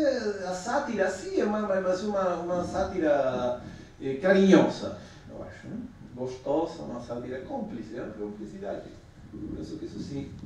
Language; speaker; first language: Portuguese; non-native, fluent; Spanish